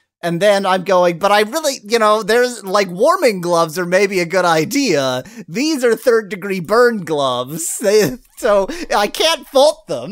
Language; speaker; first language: English; native; English